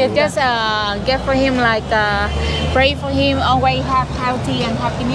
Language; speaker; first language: English; non-native, learner; Vietnamese